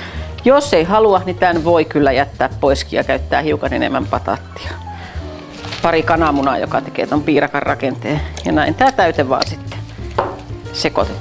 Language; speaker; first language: Finnish; native; Finnish